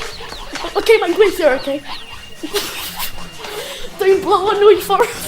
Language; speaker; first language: Welsh; non-native, local second language; English